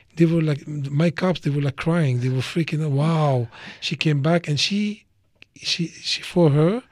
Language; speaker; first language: English; non-native, fluent; French